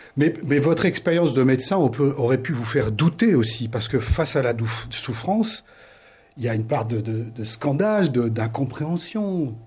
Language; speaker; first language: French; native; French